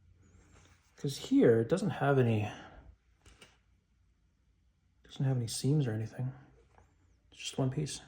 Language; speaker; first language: English; native; English